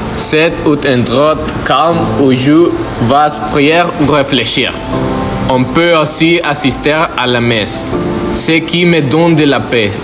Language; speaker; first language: French; non-native, learner; Spanish